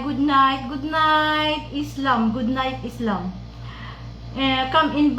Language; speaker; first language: English; non-native, local second language; Filipino